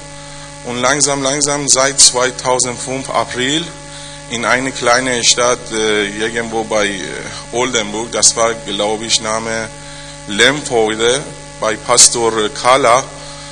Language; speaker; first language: German; non-native, learner; Persian